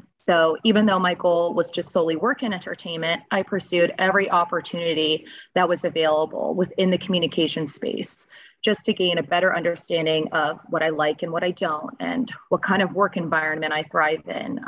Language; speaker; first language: English; native; English